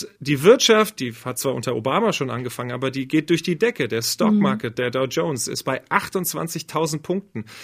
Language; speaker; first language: German; native; German